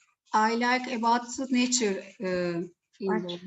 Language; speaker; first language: English; non-native, learner; Turkish